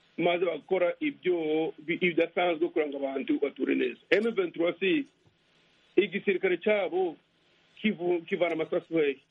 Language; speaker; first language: Kinyarwanda; native; Kinyarwanda